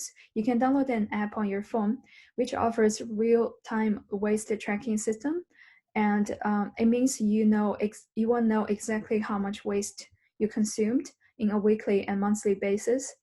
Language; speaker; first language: English; non-native, learner; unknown